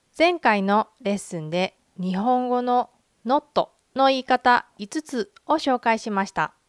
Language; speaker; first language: Japanese; native; Japanese